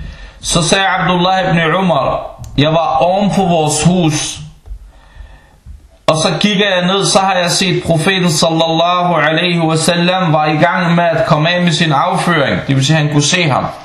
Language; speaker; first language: Danish; non-native, fluent; Arabic